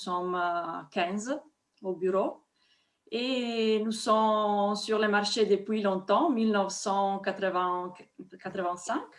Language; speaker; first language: French; non-native, fluent; Italian